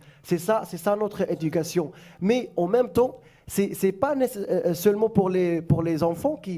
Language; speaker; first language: French; non-native, fluent; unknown